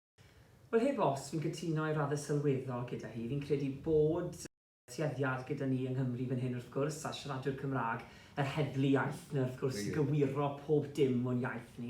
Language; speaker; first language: Welsh; native; Welsh